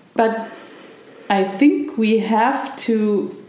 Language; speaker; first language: English; non-native, fluent; German